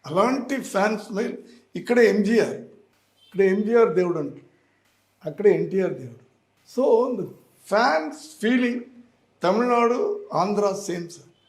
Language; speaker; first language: Telugu; non-native, learner; Tamil